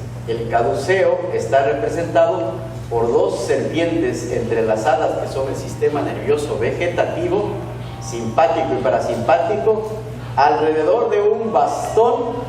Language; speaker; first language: Spanish; native; Spanish